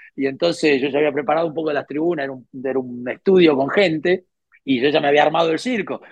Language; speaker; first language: Spanish; native; Spanish